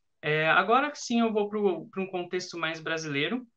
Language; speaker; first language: Portuguese; native; Portuguese